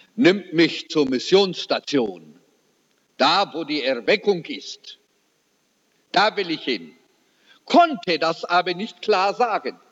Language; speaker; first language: German; early bilingual, heritage; German